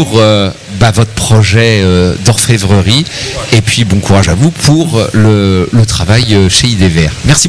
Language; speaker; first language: French; native; French